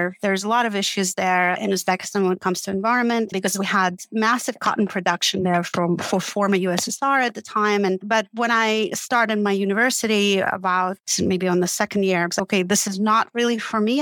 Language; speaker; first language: English; non-native, fluent; Uzbek